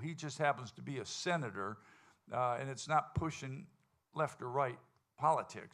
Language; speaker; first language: English; native; English